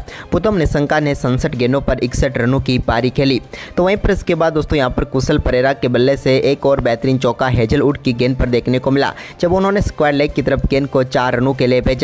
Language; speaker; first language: Hindi; native; Hindi